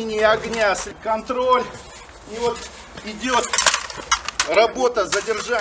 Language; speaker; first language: Russian; native; Russian